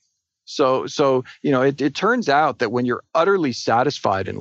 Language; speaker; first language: English; native; English